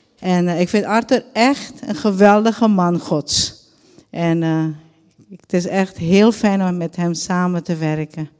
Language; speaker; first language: Dutch; non-native, local second language; Papiamento